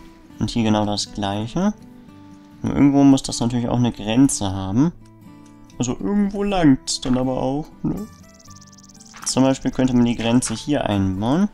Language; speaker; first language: German; native; German